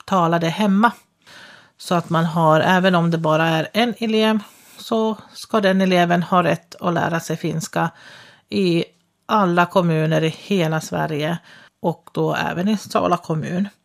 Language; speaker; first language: Swedish; early bilingual, other home language; Finnish